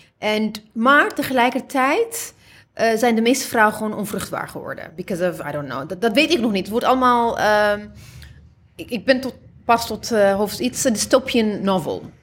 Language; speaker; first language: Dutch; early bilingual, other home language; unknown